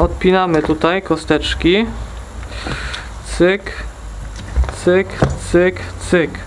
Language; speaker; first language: Polish; native; Polish